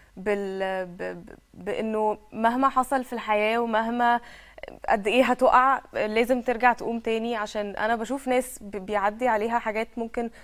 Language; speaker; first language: Arabic; native; Arabic